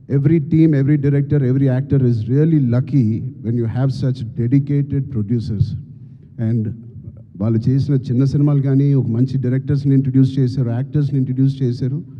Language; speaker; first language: Telugu; native; Telugu